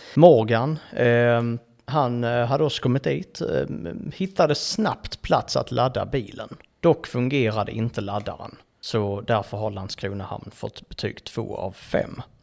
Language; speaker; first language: Swedish; native; Swedish